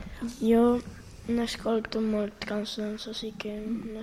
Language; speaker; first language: Catalan; non-native, local second language; Spanish